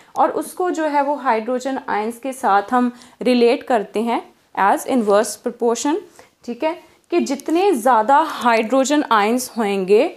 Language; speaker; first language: Hindi; non-native, local second language; Punjabi